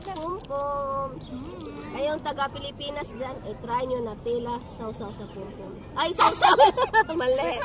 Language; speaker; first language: Filipino; non-native, local second language; Cebuano